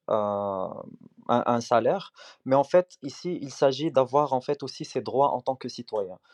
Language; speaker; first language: French; non-native, local second language; Arabic